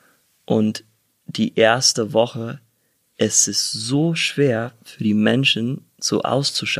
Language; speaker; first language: German; early bilingual, heritage; German